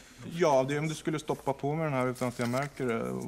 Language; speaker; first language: Swedish; native; Swedish